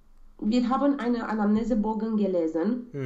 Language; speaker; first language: German; non-native, learner; Romanian